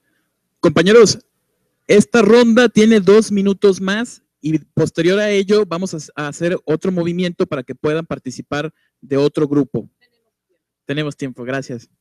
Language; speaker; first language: Spanish; native; Spanish